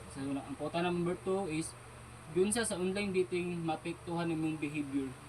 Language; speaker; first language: Cebuano; native; Cebuano